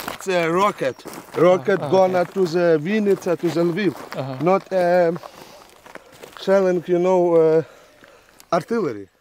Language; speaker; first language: English; non-native, learner; Ukrainian